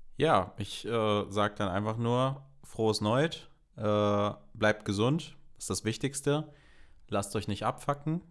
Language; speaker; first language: German; native; German